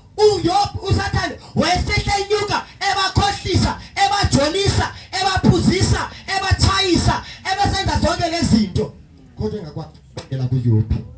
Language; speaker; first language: Zulu; non-native, local second language; Xhosa